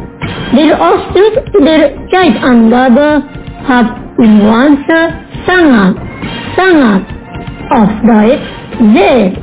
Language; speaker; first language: German; non-native, fluent; Indonesian